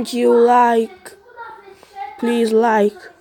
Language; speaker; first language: English; non-native, learner; Italian